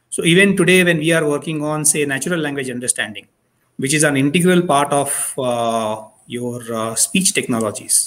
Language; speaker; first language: English; non-native, local second language; Odia